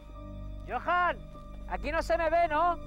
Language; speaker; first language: Spanish; native; Spanish